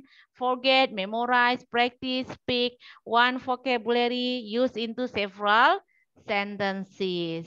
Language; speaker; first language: English; non-native, learner; Indonesian